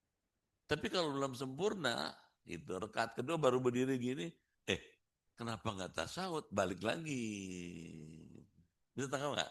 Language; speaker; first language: Indonesian; native; Indonesian